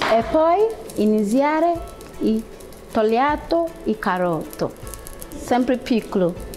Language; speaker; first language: Italian; non-native, learner; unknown